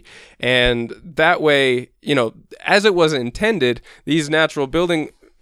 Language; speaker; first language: English; native; English